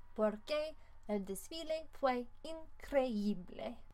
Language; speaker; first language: Spanish; non-native, fluent; English